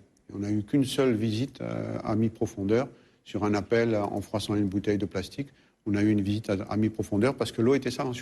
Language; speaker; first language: French; native; French